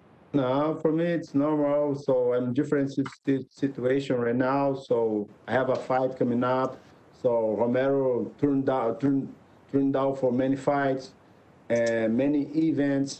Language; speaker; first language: English; non-native, learner; Portuguese